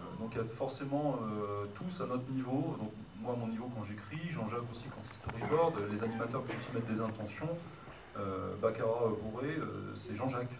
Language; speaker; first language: French; native; French